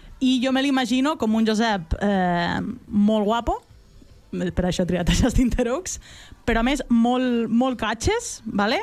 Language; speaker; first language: Catalan; native; Catalan